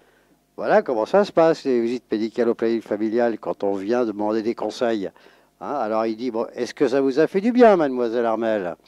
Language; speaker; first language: French; native; French